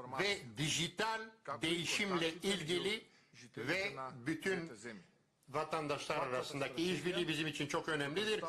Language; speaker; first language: Turkish; non-native, learner; Macedonian